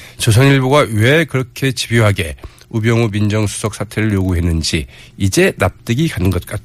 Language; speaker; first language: Korean; native; Korean